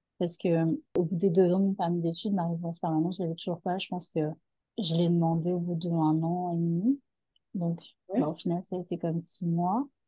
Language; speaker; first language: French; native; French